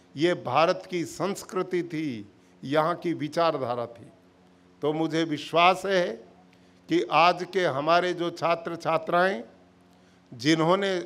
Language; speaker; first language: Hindi; native; Hindi